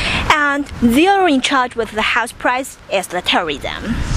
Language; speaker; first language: English; non-native, fluent; Chinese